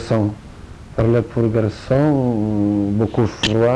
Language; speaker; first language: French; non-native, learner; Polish